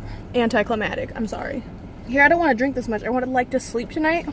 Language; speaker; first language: English; native; English